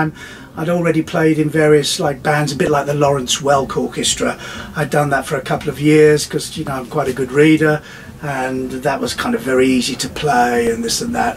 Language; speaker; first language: English; native; English